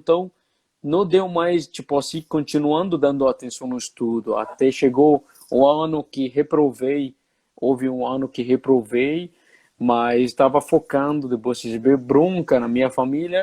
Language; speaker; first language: Portuguese; non-native, fluent; Arabic